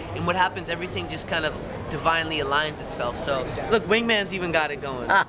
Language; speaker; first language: English; native; English